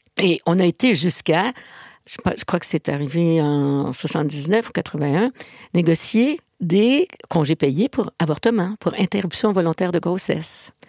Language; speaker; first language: French; native; French